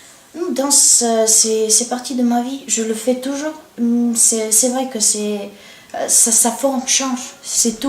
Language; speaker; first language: French; non-native, learner; Bulgarian